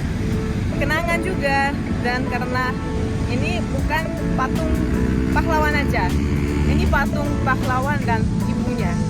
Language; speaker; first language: Indonesian; non-native, fluent; Russian